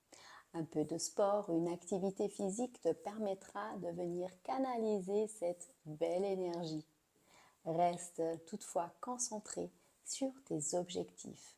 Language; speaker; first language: French; native; French